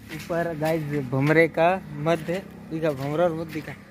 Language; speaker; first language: Hindi; native; Hindi